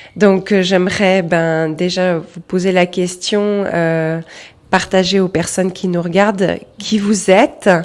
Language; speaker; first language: French; native; French